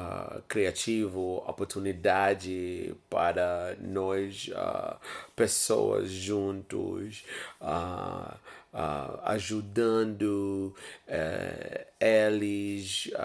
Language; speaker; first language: Portuguese; non-native, learner; English